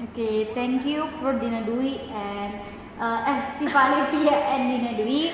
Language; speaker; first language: English; non-native, learner; Indonesian